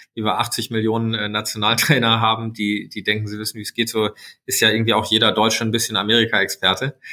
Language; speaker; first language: German; native; German